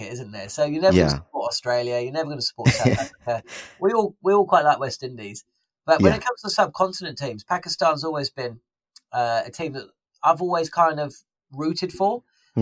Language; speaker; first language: English; native; English